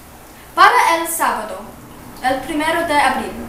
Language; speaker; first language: Spanish; non-native, learner; English